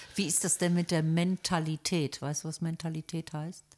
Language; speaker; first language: German; native; German